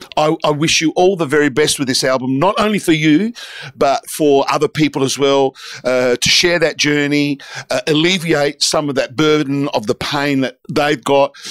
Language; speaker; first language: English; native; English